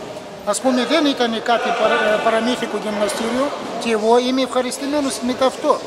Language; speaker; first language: Greek; non-native, learner; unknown